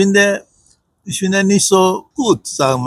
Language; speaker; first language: German; non-native, learner; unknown